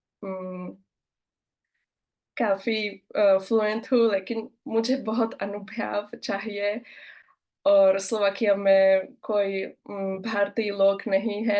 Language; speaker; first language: Hindi; non-native, learner; Slovak